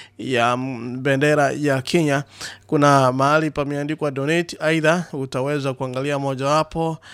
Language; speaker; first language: Swahili; non-native, local second language; Gusii